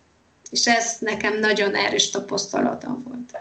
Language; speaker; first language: Hungarian; non-native, fluent; Polish